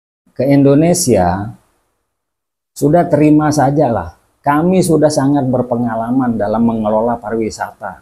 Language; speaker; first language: Indonesian; native; Indonesian